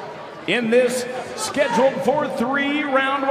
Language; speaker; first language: English; native; English